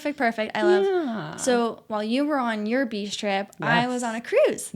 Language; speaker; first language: English; native; English